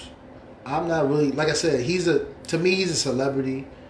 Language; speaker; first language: English; native; English